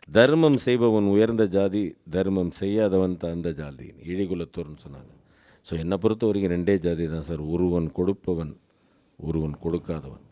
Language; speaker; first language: Tamil; native; Tamil